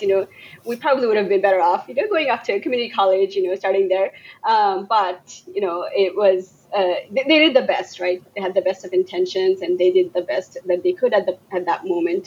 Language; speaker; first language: English; non-native, local second language; Bangla